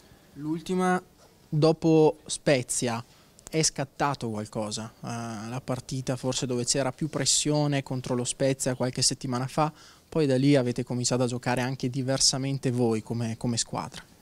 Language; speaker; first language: Italian; native; Italian